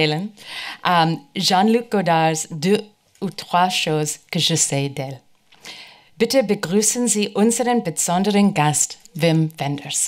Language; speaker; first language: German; non-native, fluent; English